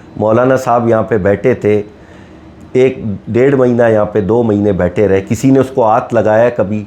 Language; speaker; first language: Urdu; non-native, local second language; Baluchi